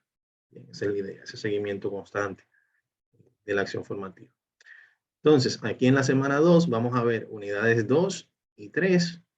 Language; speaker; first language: Spanish; native; Spanish